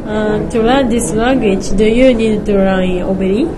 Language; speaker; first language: English; non-native, learner; Japanese